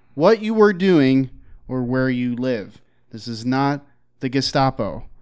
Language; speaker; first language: English; native; English